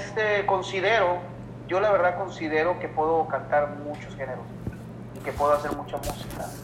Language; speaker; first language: Spanish; native; Spanish